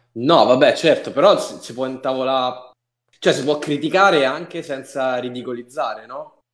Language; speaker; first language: Italian; native; Italian